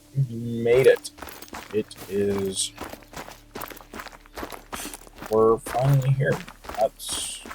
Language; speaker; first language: English; native; English